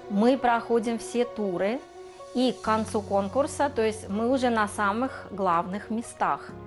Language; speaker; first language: Russian; native; Russian